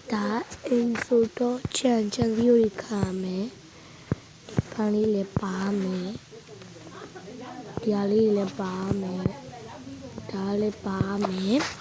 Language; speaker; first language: Burmese; native; Burmese